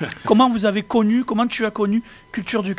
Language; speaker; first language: French; native; French